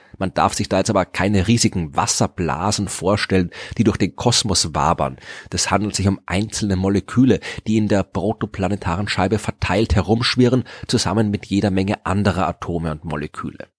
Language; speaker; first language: German; native; German